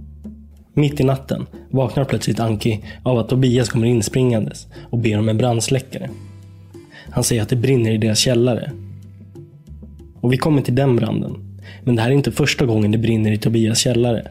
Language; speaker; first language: Swedish; native; Swedish